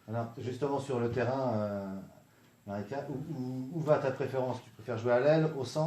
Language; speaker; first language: French; native; French